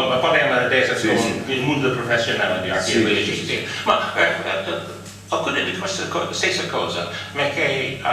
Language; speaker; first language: Italian; non-native, fluent; English